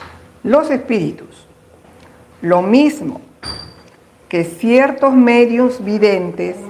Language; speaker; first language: Spanish; native; Spanish